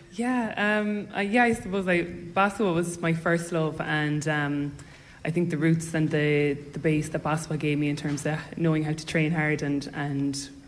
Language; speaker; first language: English; native; English